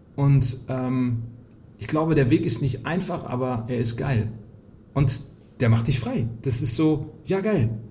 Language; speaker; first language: German; early bilingual, heritage; Polish